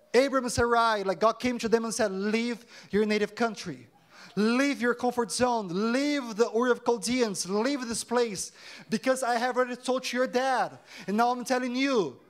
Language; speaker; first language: English; non-native, fluent; Portuguese